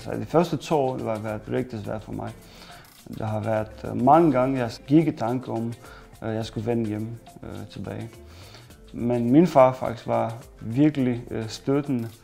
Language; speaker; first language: Danish; non-native, fluent; Romanian